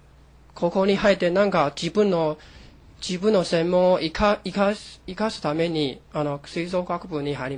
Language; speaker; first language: Japanese; non-native, fluent; Chinese